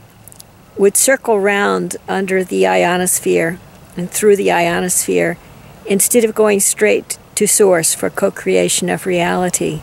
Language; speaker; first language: English; native; English